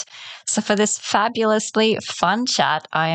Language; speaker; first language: English; non-native, fluent; Polish